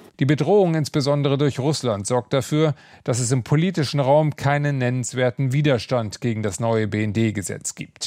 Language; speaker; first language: German; native; German